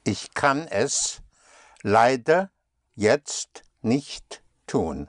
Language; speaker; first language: German; non-native, fluent; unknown